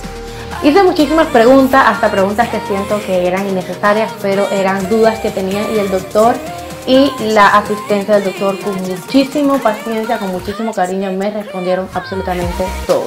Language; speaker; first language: Spanish; native; Spanish